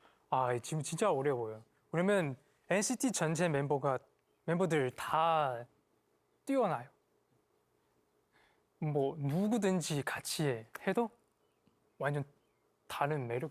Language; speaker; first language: Korean; non-native, fluent; Chinese